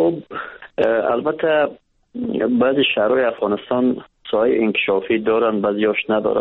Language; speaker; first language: Persian; native; Persian